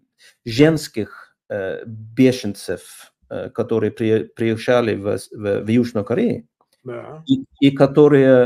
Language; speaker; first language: Russian; non-native, fluent; Norwegian